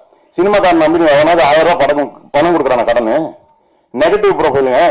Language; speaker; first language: Tamil; native; Tamil